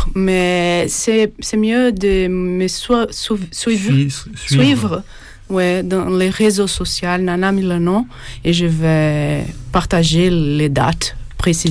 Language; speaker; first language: French; non-native, fluent; Portuguese